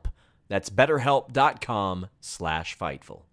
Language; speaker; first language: English; native; English